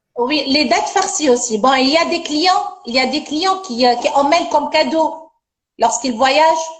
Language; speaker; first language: French; non-native, local second language; Arabic